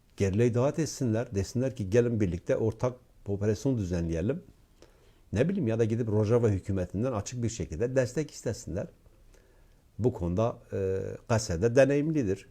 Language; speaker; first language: Turkish; non-native, local second language; Kurdish